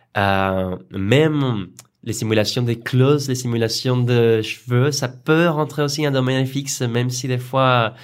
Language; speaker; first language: French; non-native, fluent; Spanish